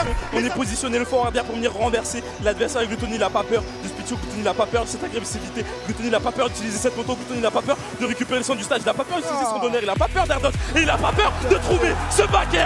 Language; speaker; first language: French; native; French